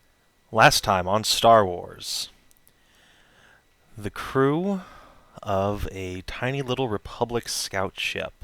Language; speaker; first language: English; native; English